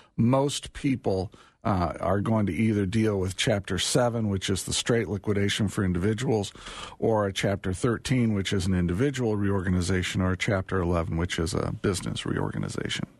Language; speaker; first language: English; native; English